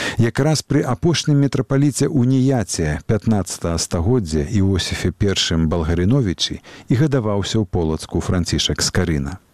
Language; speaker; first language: Belarusian; native; Belarusian